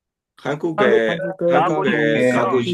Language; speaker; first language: Korean; non-native, learner; Burmese